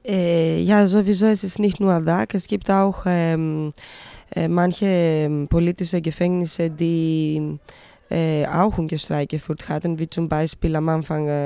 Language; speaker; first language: German; non-native, fluent; Greek